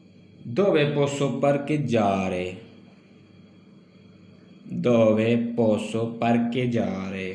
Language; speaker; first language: Italian; non-native, learner; Urdu